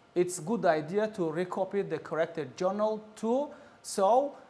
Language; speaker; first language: English; non-native, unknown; Tajik